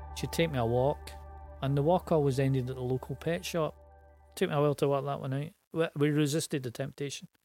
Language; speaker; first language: English; native; English